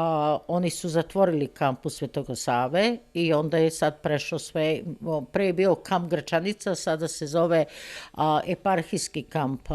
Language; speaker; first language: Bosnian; early bilingual, heritage; Serbian